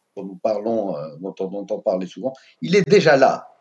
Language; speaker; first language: French; non-native, local second language; Arabic